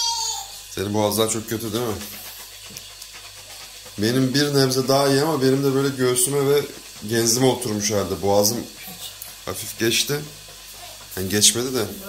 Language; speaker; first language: Turkish; native; Turkish